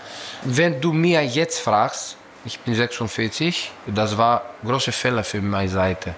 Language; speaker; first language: German; non-native, learner; Greek